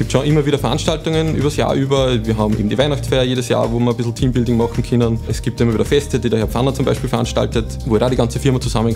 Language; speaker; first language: German; native; German